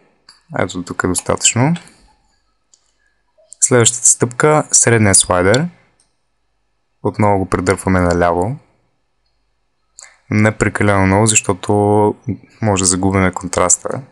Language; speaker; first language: Bulgarian; native; Bulgarian